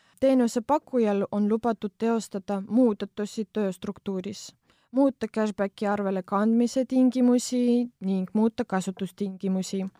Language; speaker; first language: Estonian; non-native, local second language; Russian